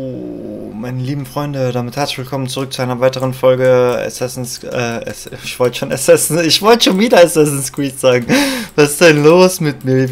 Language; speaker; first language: German; native; German